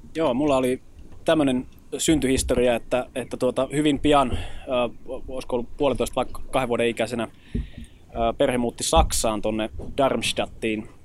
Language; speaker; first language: Finnish; early bilingual, other home language; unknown